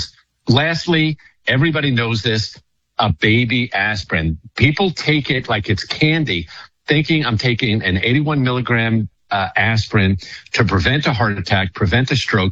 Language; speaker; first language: English; native; English